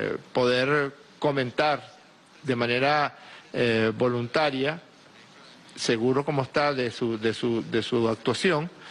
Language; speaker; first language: Spanish; native; Spanish